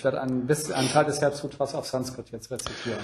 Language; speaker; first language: German; native; German